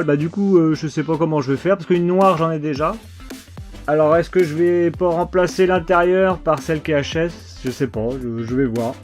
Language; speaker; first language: French; native; French